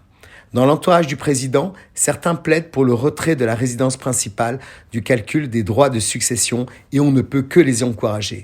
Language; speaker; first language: French; native; French